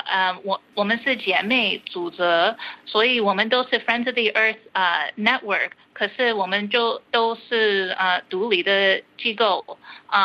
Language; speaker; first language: Chinese; early bilingual, heritage; Chinese